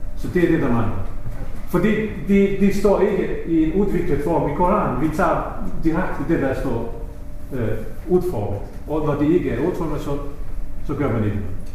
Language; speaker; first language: Danish; non-native, fluent; Bosnian